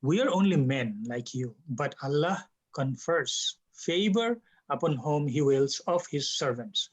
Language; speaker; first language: English; non-native, local second language; Bangla